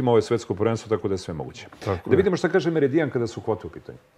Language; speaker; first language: Serbian; native; Serbian